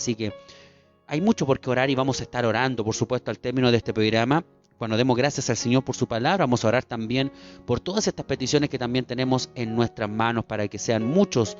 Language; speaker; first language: Spanish; native; Spanish